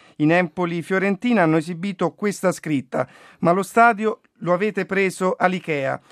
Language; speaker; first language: Italian; native; Italian